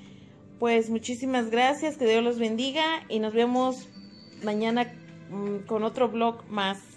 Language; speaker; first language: Spanish; native; Spanish